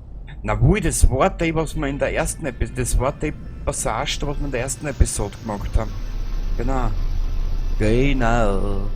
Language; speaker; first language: German; native; German